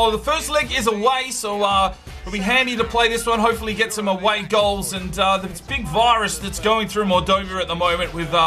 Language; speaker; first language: English; native; English